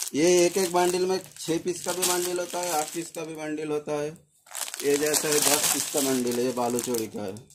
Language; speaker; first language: Hindi; non-native, local second language; Bangla